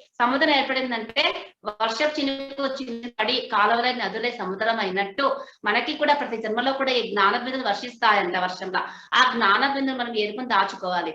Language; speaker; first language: Telugu; non-native, local second language; Hindi